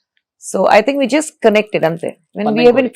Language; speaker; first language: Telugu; non-native, fluent; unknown